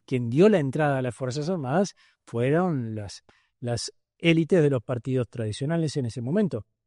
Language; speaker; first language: Spanish; native; Spanish